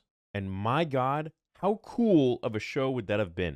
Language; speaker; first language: English; native; English